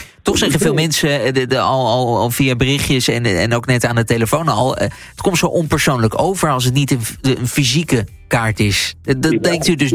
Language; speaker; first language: Dutch; native; Dutch